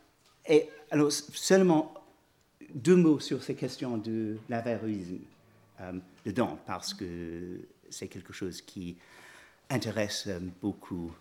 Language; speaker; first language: French; non-native, fluent; English